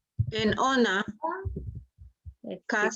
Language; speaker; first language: Spanish; non-native, learner; English